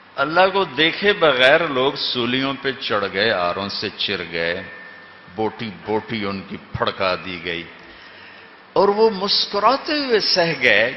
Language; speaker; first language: Urdu; non-native, local second language; Punjabi